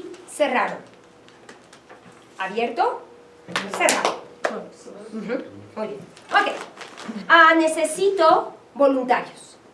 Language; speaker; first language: Spanish; non-native, fluent; English